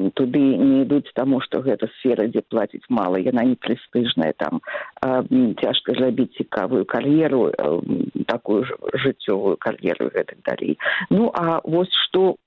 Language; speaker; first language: Belarusian; native; Belarusian